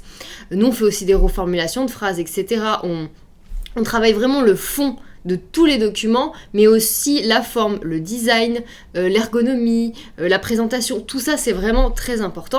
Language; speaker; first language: French; native; French